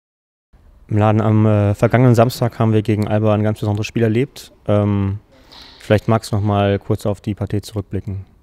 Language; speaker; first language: German; native; German